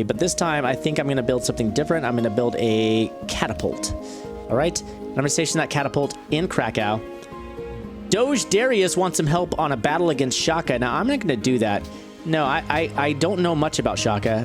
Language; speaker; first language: English; native; English